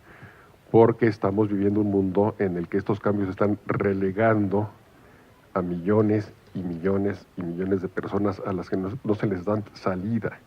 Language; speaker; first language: Spanish; native; Spanish